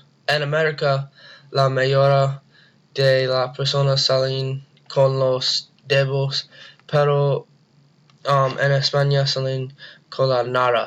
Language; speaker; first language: Spanish; non-native, learner; English